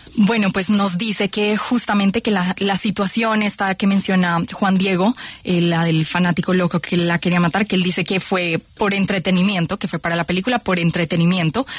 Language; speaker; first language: Spanish; native; Spanish